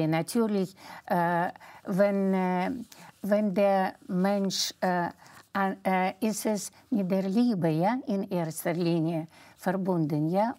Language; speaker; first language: German; non-native, fluent; Russian